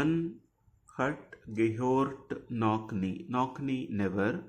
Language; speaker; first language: German; non-native, fluent; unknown